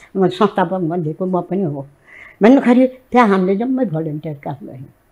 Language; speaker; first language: Nepali; native; Nepali